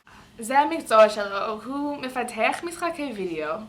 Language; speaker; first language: Hebrew; non-native, learner; English